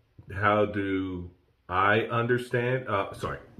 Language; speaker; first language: English; native; English